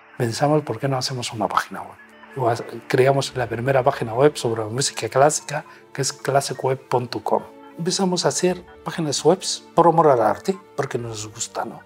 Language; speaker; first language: Spanish; non-native, fluent; Arabic